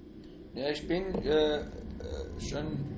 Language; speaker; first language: German; non-native, fluent; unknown